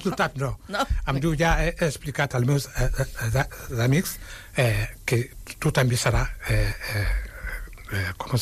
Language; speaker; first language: Catalan; non-native, fluent; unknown